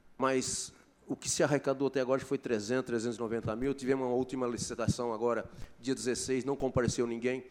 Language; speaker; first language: Portuguese; native; Portuguese